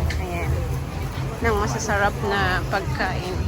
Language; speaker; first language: Filipino; native; Filipino